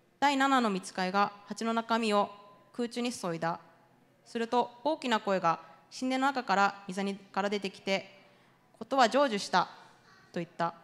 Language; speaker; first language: Japanese; native; Japanese